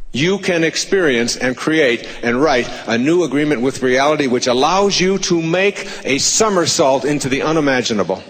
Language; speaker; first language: English; native; English